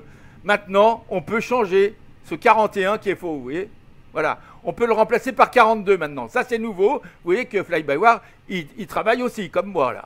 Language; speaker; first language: French; native; French